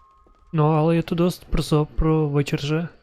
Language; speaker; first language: Czech; non-native, learner; Ukrainian